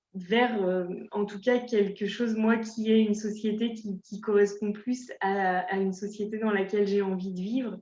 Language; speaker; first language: French; native; French